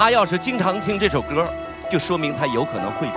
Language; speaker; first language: Chinese; native; Chinese